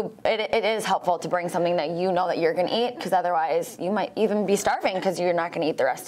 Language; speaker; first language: English; native; English